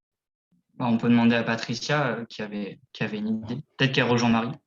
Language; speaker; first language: French; native; French